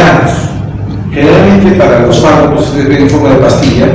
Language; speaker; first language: Spanish; native; Spanish